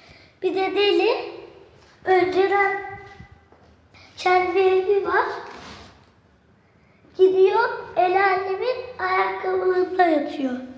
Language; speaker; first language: Turkish; native; Turkish